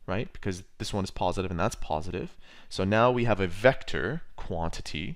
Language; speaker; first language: English; native; English